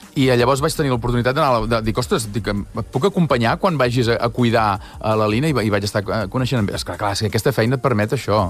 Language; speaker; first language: Catalan; native; Catalan